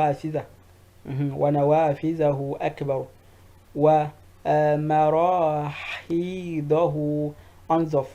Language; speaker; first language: Arabic; non-native, fluent; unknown